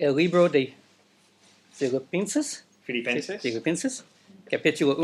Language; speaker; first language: Spanish; non-native, learner; English